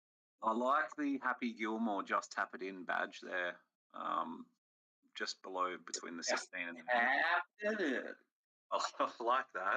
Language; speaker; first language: English; native; English